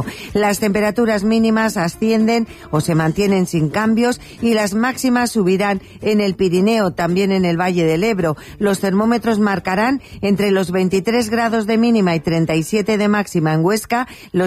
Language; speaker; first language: Spanish; native; Spanish